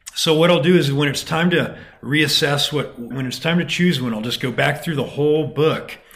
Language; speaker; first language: English; native; English